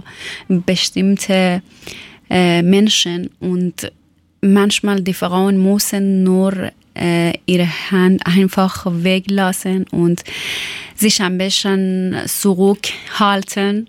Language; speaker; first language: German; non-native, learner; Persian